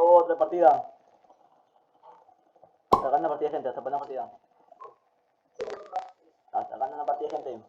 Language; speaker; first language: Spanish; native; Spanish